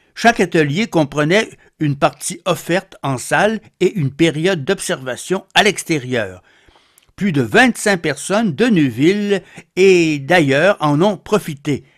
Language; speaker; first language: French; native; French